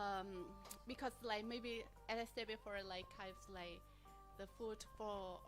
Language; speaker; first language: English; non-native, learner; Vietnamese